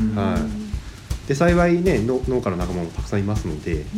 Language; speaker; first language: Japanese; native; Japanese